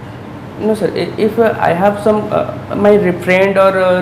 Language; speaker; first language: English; non-native, local second language; Odia